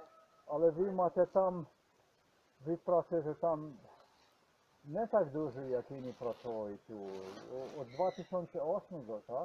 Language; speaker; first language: Polish; non-native, learner; Czech